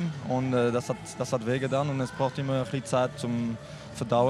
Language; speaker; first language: German; non-native, local second language; French